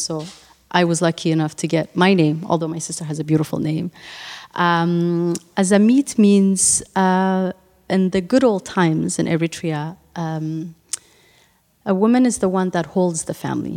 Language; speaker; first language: English; non-native, fluent; Tigrinya